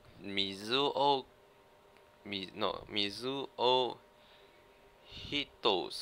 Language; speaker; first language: Japanese; non-native, learner; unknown